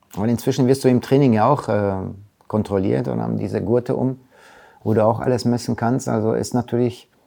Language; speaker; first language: German; early bilingual, other home language; Polish